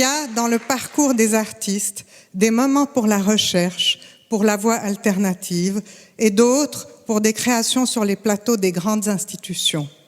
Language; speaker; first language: French; native; French